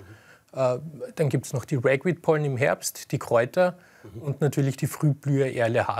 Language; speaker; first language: German; native; German